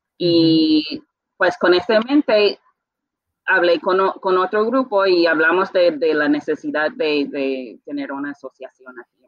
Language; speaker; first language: Spanish; non-native, fluent; English